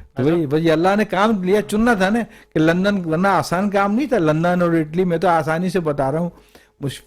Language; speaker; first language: Urdu; native; Urdu